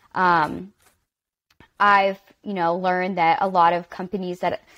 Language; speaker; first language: English; native; English